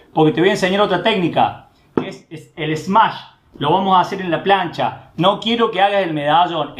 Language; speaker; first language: Spanish; native; Spanish